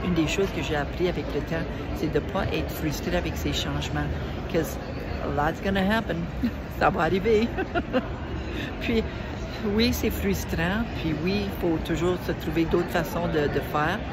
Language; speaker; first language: French; native; French